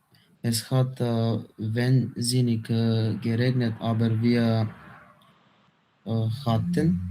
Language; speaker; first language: German; non-native, learner; Macedonian